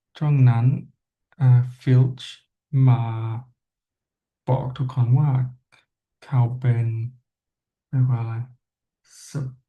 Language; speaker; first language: Thai; non-native, learner; English